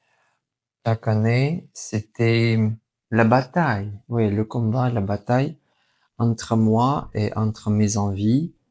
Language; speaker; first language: French; non-native, fluent; Russian